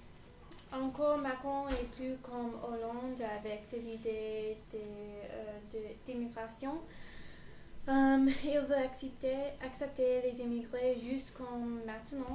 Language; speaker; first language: French; non-native, learner; English